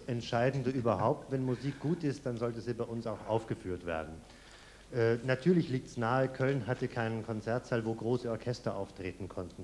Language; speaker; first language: German; native; German